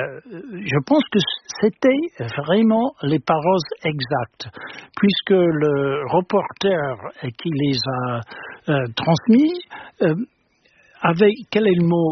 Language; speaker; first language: French; non-native, fluent; English